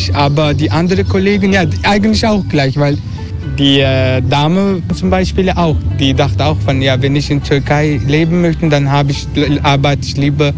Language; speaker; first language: German; non-native, learner; Turkish